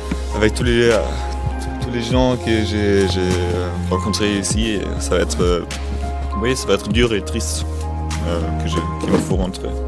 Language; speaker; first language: French; non-native, learner; German